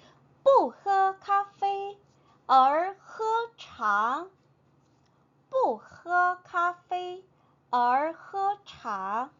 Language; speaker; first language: Chinese; non-native, fluent; Korean